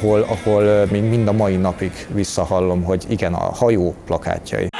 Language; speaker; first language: Hungarian; native; Hungarian